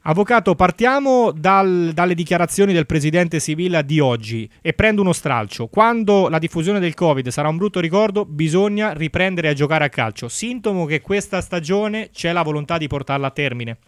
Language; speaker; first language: Italian; native; Italian